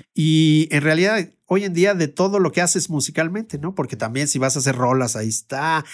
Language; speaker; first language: Spanish; native; Spanish